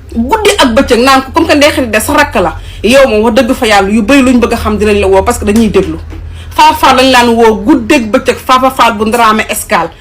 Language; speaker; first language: Wolof; native; Wolof